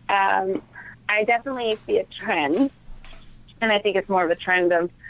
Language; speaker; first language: English; native; English